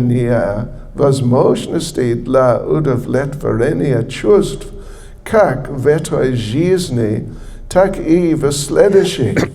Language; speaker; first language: Russian; non-native, learner; English